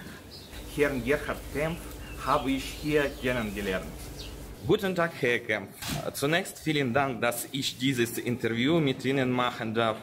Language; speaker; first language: German; non-native, fluent; Russian